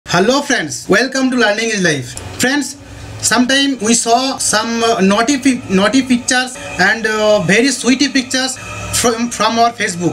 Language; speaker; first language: English; non-native, local second language; Hindi